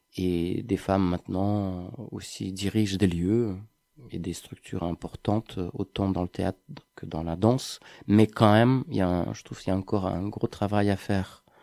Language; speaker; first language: French; non-native, fluent; Ukrainian